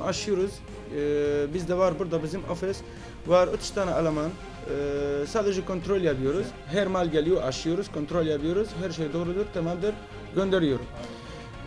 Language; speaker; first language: Turkish; non-native, learner; Arabic